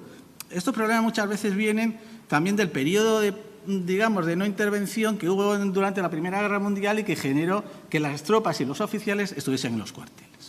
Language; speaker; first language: Spanish; native; Spanish